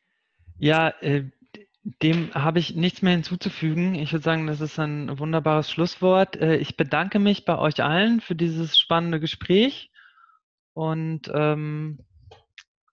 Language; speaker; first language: German; native; German